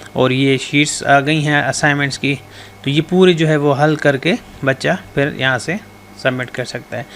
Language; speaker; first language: Urdu; non-native, local second language; Sindhi